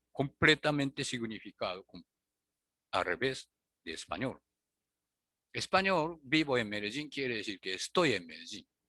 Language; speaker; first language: Spanish; non-native, fluent; Japanese